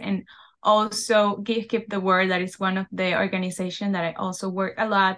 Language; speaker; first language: English; non-native, fluent; Spanish